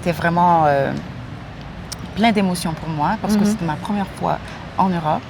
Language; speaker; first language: French; non-native, fluent; English